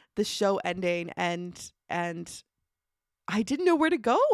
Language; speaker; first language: English; native; English